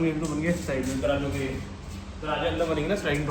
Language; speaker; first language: Hindi; native; Hindi